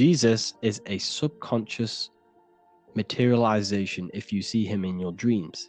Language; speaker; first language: English; native; English